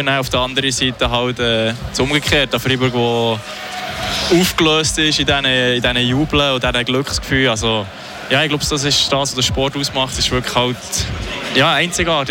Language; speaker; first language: German; native; German